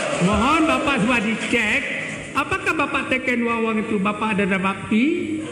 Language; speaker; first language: Malay; non-native, local second language; Achinese